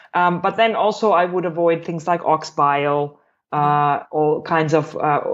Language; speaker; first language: English; non-native, fluent; German